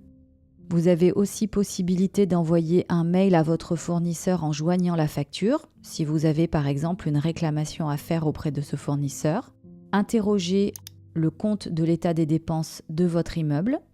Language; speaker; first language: French; native; French